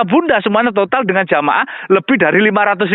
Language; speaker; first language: Indonesian; non-native, local second language; Javanese